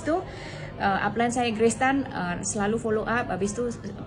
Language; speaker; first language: Indonesian; non-native, local second language; Malay